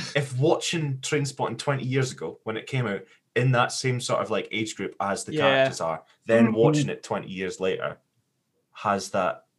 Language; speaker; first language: English; native; English